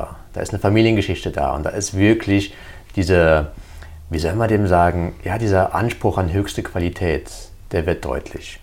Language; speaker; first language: German; native; German